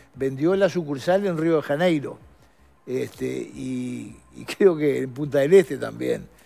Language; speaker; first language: Spanish; native; Spanish